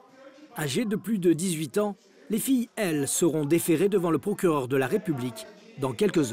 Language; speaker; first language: French; native; French